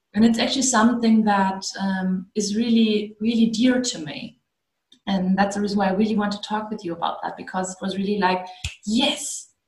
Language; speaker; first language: English; non-native, fluent; German